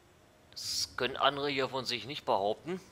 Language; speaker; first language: German; native; German